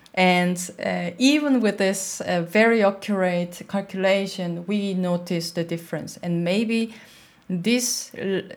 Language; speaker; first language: English; non-native, fluent; Korean